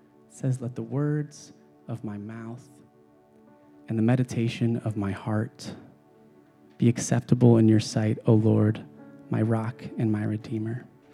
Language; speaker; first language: English; native; English